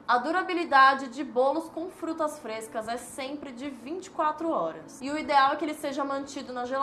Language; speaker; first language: Portuguese; native; Portuguese